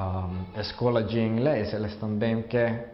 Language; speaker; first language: Portuguese; non-native, fluent; Finnish